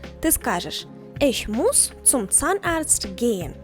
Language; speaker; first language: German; non-native, fluent; Ukrainian